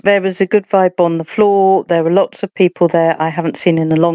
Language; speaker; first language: English; native; English